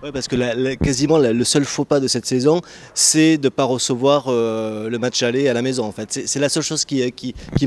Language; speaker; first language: French; native; French